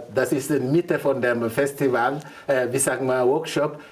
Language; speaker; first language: German; non-native, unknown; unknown